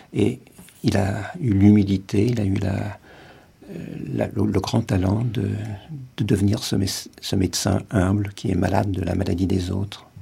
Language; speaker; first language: French; native; French